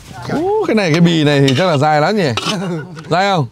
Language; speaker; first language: Vietnamese; native; Vietnamese